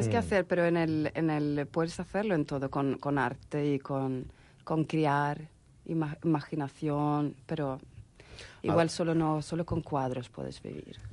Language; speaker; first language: Spanish; non-native, fluent; Swedish